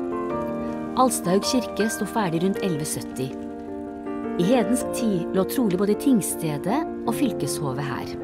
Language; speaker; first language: Norwegian; native; Norwegian